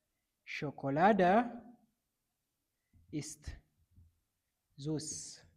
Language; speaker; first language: German; non-native, fluent; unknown